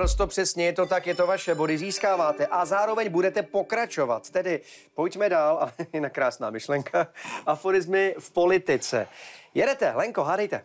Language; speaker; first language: Czech; native; Czech